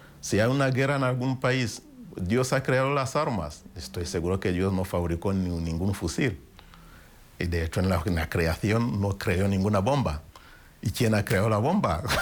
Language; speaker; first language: Spanish; non-native, fluent; Kinyarwanda